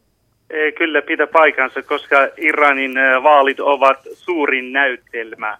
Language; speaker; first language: Finnish; non-native, fluent; Persian